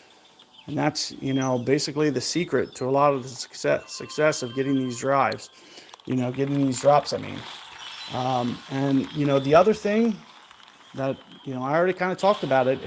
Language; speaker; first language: English; native; English